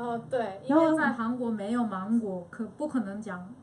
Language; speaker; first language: Chinese; non-native, fluent; Korean